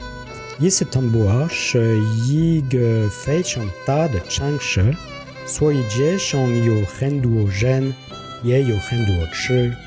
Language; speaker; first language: Chinese; non-native, learner; French